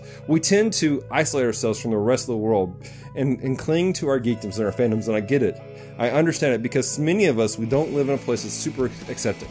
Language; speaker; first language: English; native; English